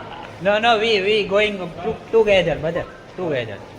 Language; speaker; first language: English; non-native, learner; Gujarati